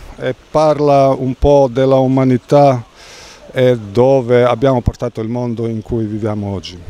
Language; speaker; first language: Italian; non-native, fluent; Croatian